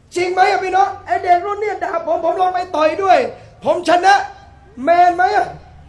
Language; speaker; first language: Thai; native; Thai